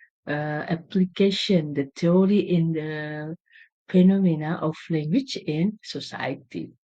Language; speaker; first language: English; non-native, learner; Indonesian